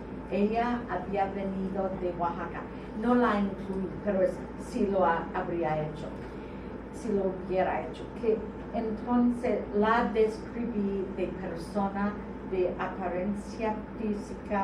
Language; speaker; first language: Spanish; non-native, fluent; English